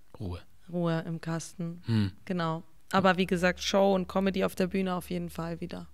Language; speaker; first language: German; early bilingual, other home language; English